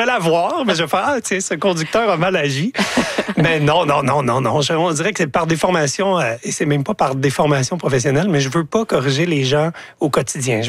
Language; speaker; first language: French; native; French